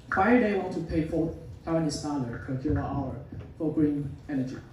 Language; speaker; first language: English; non-native, fluent; Chinese